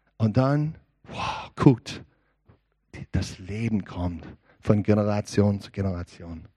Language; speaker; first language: German; non-native, learner; English